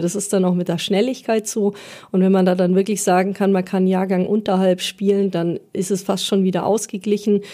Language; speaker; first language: German; native; German